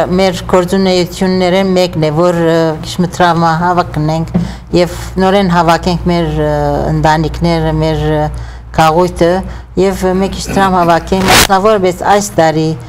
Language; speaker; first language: Armenian; early bilingual, heritage; Armenian